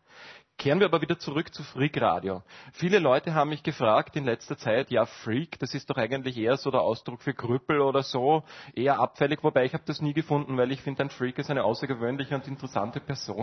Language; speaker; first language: German; native; German